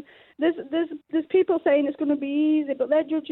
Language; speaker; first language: English; native; English